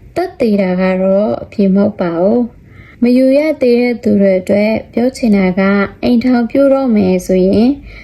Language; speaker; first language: Burmese; non-native, local second language; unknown